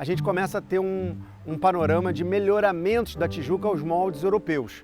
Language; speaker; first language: Portuguese; native; Portuguese